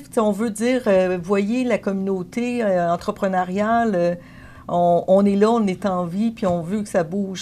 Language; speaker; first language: French; native; French